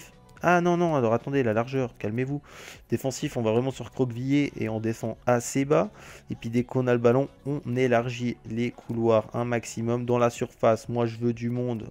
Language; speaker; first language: French; native; French